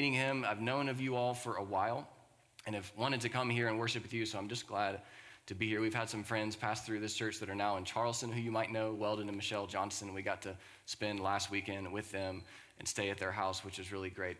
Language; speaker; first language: English; native; English